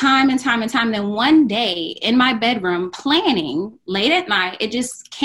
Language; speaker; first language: English; native; English